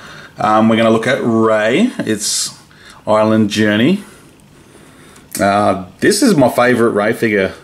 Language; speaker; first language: English; native; English